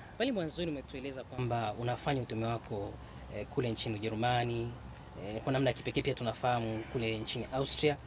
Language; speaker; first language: Swahili; native; Swahili